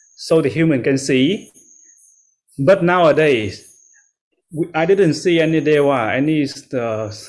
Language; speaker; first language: English; non-native, learner; Vietnamese